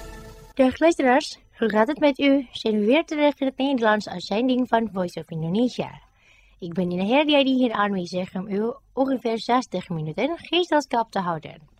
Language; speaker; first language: Dutch; non-native, fluent; Indonesian